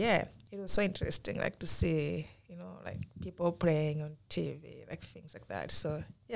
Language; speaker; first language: English; non-native, local second language; Tumbuka